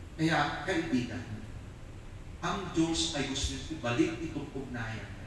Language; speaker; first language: Filipino; non-native, local second language; Iloko